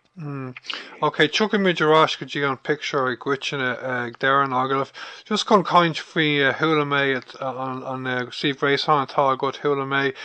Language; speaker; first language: Irish; non-native, local second language; English